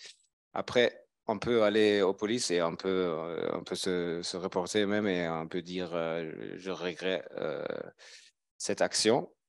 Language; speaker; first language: French; non-native, fluent; German